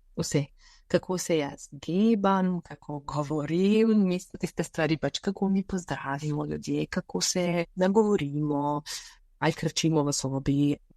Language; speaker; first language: Slovenian; non-native, fluent; Bulgarian